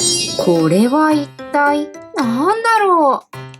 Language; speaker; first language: Japanese; native; Japanese